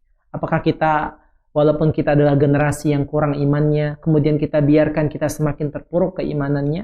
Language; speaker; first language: Indonesian; native; Indonesian